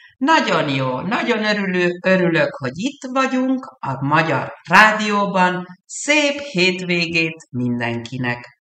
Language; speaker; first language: Hungarian; early bilingual, heritage; Hungarian